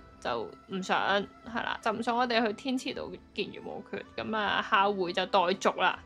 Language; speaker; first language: Cantonese; early bilingual, heritage; Cantonese